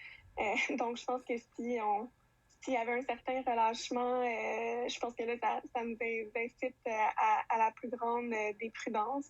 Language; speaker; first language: French; native; French